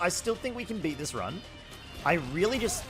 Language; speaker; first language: English; native; English